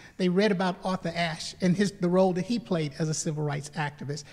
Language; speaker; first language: English; native; English